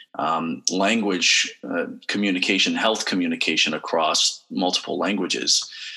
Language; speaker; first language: English; native; English